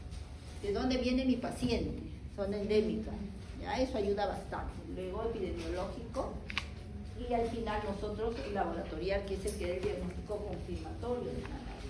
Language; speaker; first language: Spanish; native; Spanish